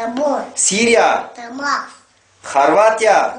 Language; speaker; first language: Russian; non-native, local second language; Tajik